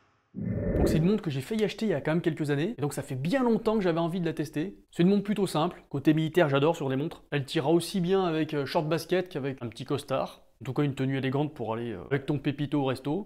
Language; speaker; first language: French; native; French